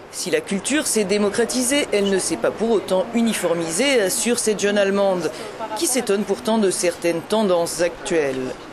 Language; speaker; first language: French; native; French